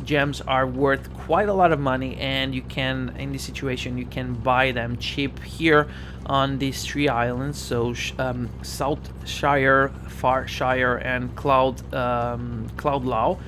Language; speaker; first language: English; non-native, fluent; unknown